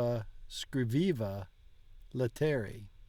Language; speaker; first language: Italian; non-native, learner; English